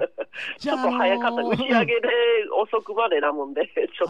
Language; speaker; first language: Japanese; non-native, fluent; English